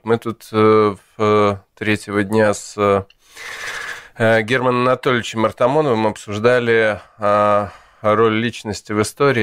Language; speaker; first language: Russian; native; Russian